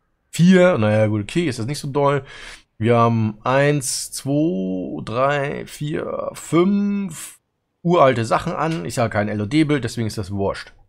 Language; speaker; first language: German; native; German